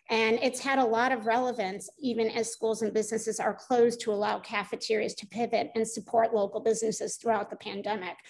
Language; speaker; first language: English; native; English